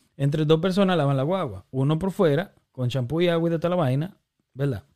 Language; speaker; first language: Spanish; native; Spanish